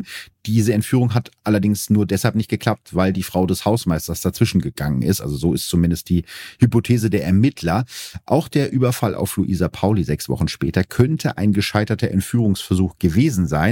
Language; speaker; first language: German; native; German